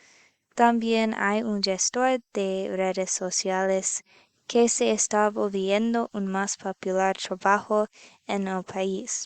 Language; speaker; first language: Spanish; non-native, learner; English